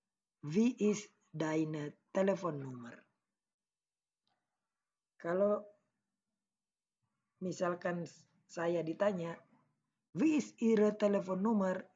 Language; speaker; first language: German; non-native, learner; Indonesian